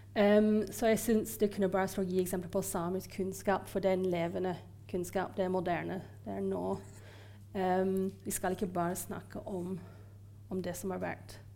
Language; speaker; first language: Norwegian; non-native, fluent; English